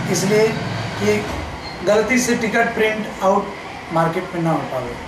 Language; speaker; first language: Hindi; native; Hindi